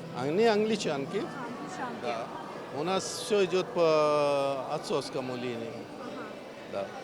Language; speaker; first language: Russian; non-native, fluent; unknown